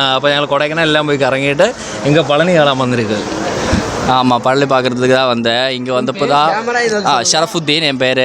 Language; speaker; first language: Tamil; non-native, local second language; Malayalam